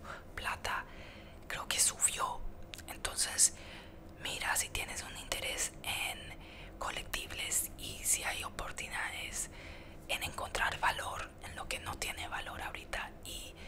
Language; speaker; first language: Spanish; early bilingual, heritage; Spanish